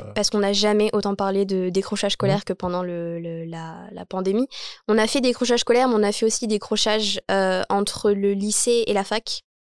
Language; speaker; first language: French; native; French